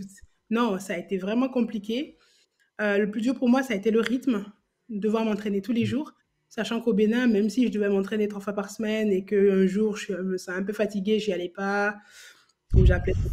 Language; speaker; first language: French; native; French